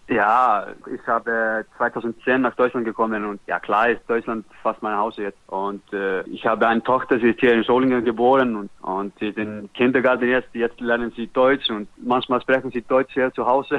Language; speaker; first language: German; non-native, learner; Icelandic